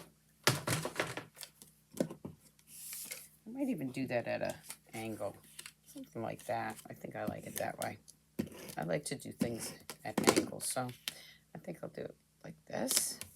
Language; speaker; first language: English; native; English